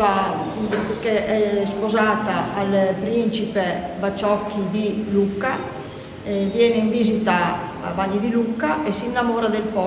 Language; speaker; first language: Italian; native; Italian